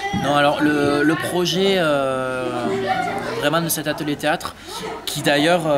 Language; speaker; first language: French; native; French